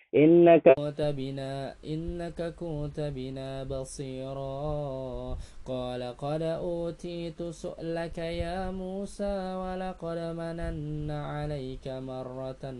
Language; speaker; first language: Arabic; non-native, fluent; Indonesian